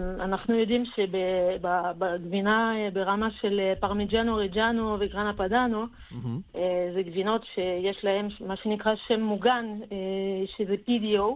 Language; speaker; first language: Hebrew; non-native, fluent; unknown